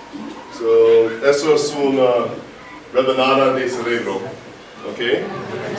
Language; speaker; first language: Spanish; non-native, learner; English